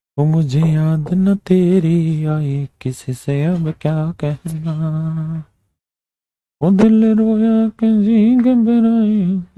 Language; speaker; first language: Hindi; native; Hindi